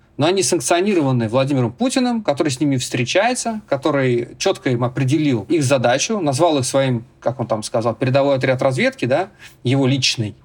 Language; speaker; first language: Russian; native; Russian